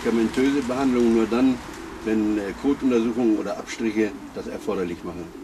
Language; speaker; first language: German; native; German